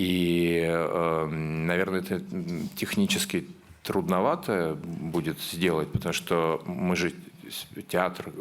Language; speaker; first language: Russian; native; Russian